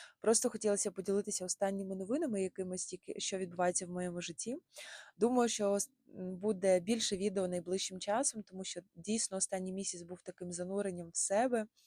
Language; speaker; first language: Ukrainian; non-native, local second language; Russian